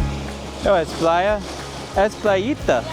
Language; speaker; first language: Spanish; non-native, learner; English